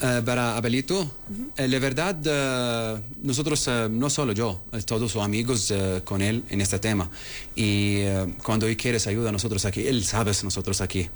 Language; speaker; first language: Spanish; non-native, learner; Arabic